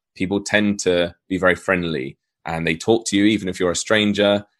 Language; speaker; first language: English; native; English